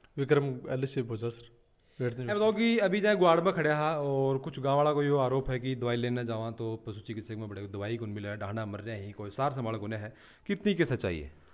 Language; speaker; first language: Hindi; native; Hindi